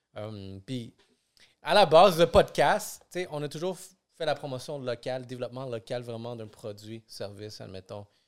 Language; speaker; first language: French; early bilingual, other home language; Spanish